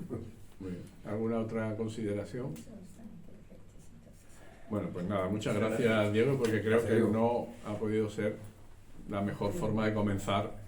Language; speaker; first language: Spanish; native; Spanish